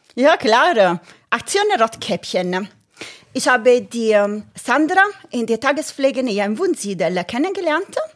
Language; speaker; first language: German; non-native, fluent; Italian